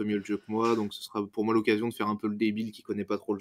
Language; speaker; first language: French; native; French